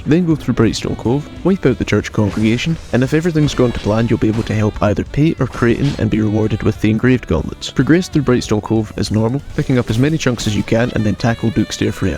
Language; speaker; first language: English; native; English